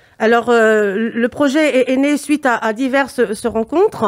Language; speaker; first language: French; native; French